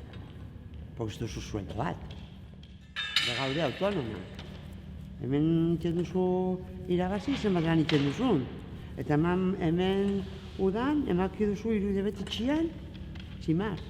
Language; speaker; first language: Basque; non-native, local second language; Spanish